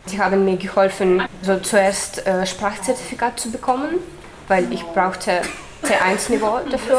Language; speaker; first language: German; non-native, fluent; Ukrainian